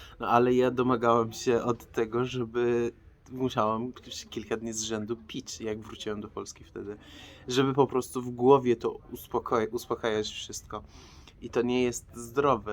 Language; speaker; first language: Polish; non-native, fluent; Persian